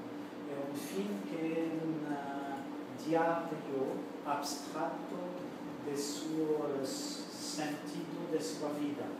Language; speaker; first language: Portuguese; non-native, learner; French